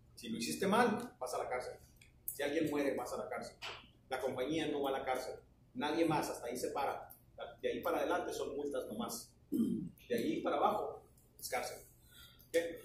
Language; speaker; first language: Spanish; native; Spanish